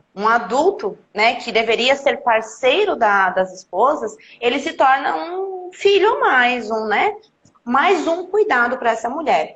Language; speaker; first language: Portuguese; native; Portuguese